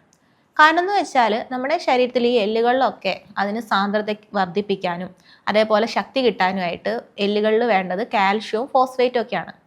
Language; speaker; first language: Malayalam; native; Malayalam